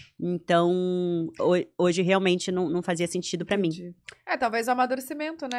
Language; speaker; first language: Portuguese; native; Portuguese